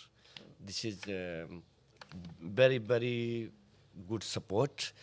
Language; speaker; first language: English; non-native, learner; Hindi